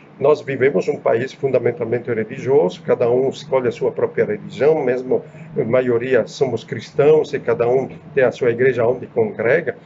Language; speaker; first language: Portuguese; non-native, fluent; Italian